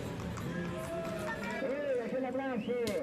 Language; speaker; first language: Portuguese; native; Portuguese